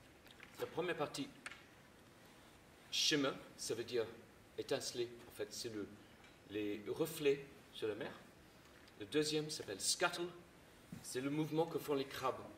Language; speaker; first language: French; non-native, fluent; English